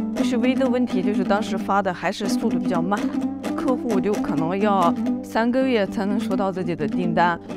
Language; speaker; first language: Chinese; non-native, fluent; Russian